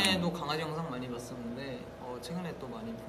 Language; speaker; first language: Korean; native; Korean